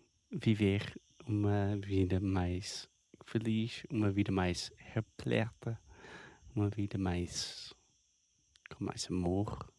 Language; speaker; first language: Portuguese; non-native, fluent; English